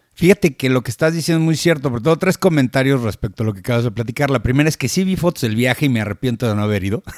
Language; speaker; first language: Spanish; native; Spanish